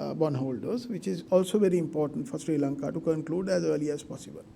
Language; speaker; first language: English; non-native, local second language; Sinhala